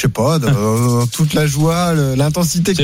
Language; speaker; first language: French; native; French